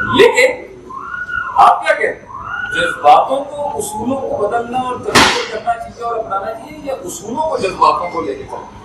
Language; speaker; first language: Urdu; non-native, local second language; Punjabi